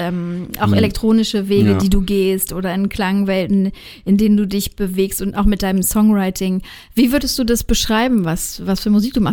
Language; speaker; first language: German; native; German